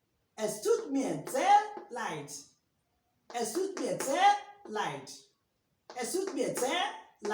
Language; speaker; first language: German; non-native, learner; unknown